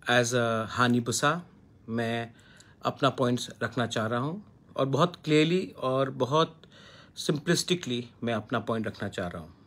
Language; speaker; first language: Hindi; non-native, local second language; Kok Borok